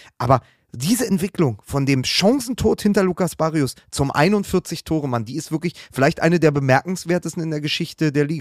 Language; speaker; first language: German; native; German